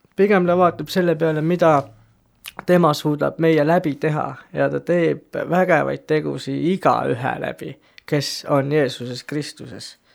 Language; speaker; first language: Estonian; native; Estonian